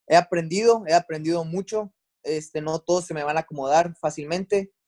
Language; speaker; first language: Spanish; native; Spanish